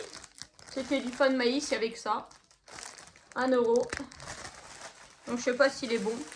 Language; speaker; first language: French; native; French